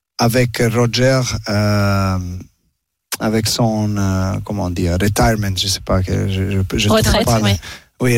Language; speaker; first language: French; non-native, learner; Serbian